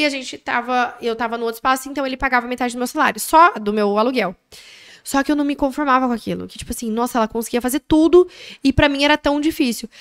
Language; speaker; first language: Portuguese; native; Portuguese